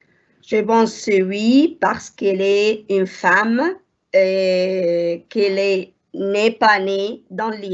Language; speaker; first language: French; non-native, fluent; Arabic